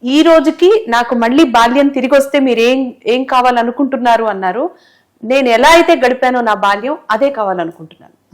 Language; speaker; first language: Telugu; native; Telugu